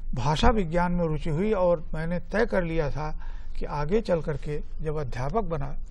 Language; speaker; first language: Hindi; native; Hindi